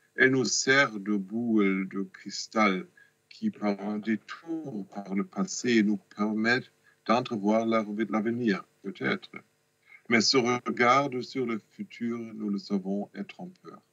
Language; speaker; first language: French; non-native, fluent; German